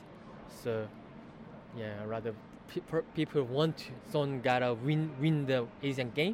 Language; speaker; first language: English; non-native, learner; Korean